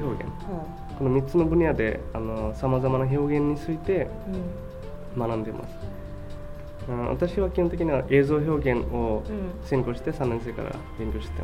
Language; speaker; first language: Japanese; non-native, fluent; Bangla